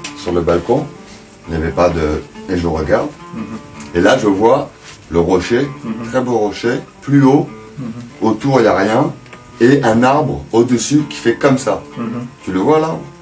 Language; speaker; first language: French; native; French